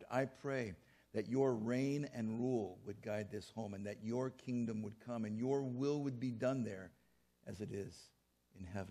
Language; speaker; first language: English; native; English